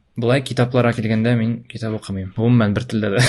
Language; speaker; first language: Tatar; native; Tatar